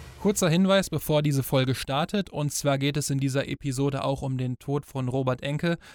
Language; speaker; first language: German; native; German